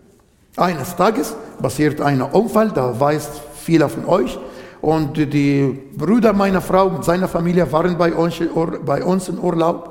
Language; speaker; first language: German; non-native, fluent; Arabic